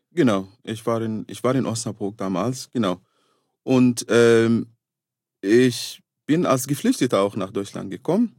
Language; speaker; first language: German; non-native, fluent; Arabic